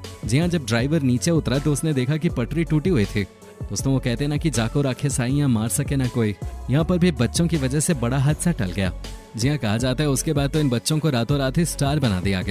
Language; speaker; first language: Hindi; native; Hindi